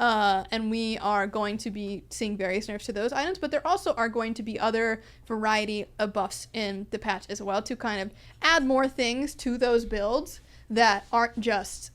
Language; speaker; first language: English; native; English